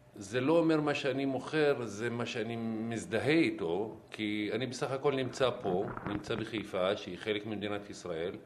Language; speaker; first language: Hebrew; non-native, local second language; Arabic